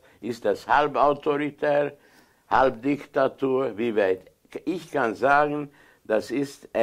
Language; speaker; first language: German; non-native, fluent; Hungarian